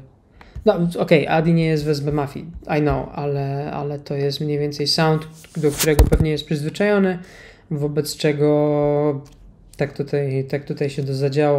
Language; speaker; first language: Polish; native; Polish